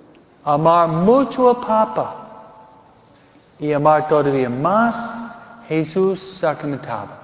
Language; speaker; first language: Spanish; non-native, fluent; French